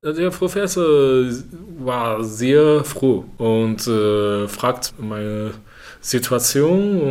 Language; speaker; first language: German; non-native, learner; Chinese